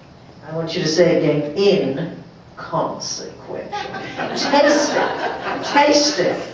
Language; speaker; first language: English; native; English